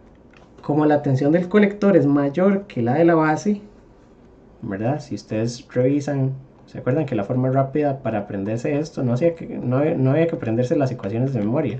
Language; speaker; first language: Spanish; native; Spanish